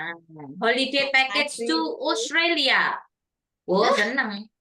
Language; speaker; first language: English; non-native, fluent; Indonesian